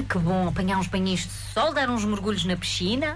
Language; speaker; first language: Portuguese; native; Portuguese